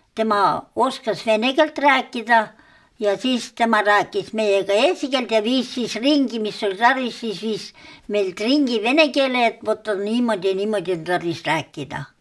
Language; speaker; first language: Estonian; early bilingual, heritage; Estonian